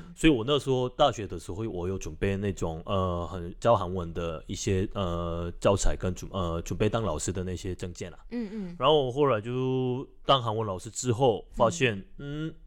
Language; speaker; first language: Chinese; non-native, fluent; Korean